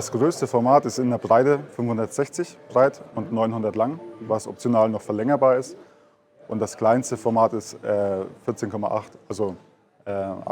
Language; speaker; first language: German; native; German